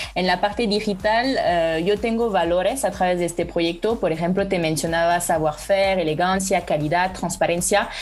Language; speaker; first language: Spanish; non-native, fluent; French